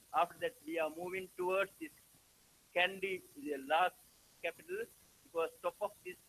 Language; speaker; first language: English; non-native, local second language; Sinhala